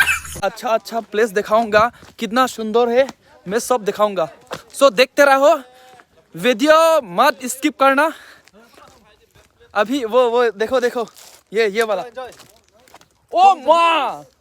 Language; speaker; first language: Hindi; non-native, local second language; Karbi